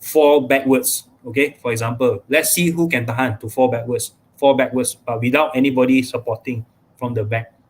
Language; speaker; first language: English; non-native, local second language; Malay